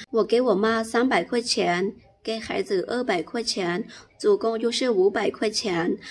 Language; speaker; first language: Chinese; non-native, fluent; Lao